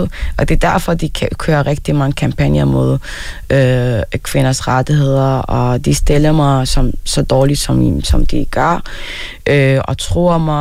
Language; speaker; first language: Danish; non-native, fluent; Arabic